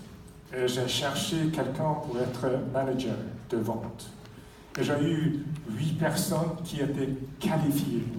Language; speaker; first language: French; non-native, fluent; Swedish